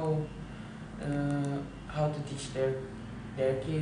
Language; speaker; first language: English; non-native, learner; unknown